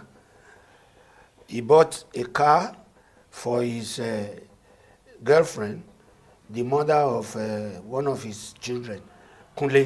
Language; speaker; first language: English; non-native, local second language; Yoruba